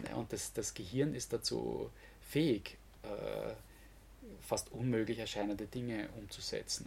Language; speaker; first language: German; native; German